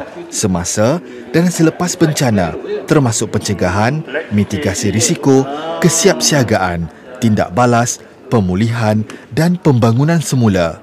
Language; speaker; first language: Malay; native; Malay